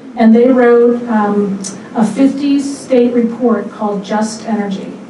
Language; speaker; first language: English; native; English